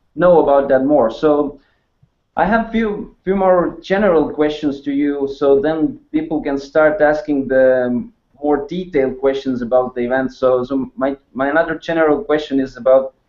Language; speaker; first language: English; non-native, fluent; Estonian